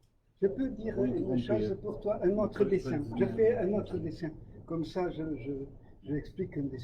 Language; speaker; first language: French; native; French